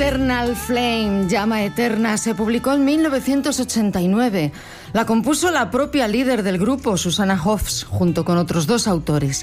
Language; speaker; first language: Spanish; native; Spanish